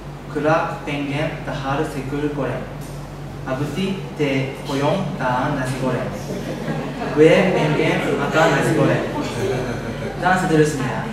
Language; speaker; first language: Indonesian; non-native, learner; Japanese